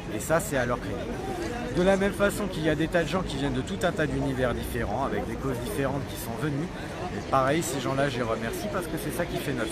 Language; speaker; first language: French; native; French